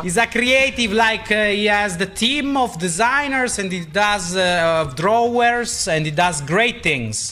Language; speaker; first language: English; non-native, fluent; Italian